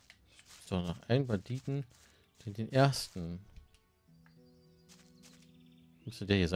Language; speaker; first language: German; native; German